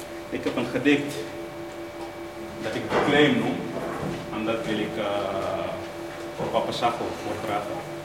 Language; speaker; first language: Dutch; non-native, fluent; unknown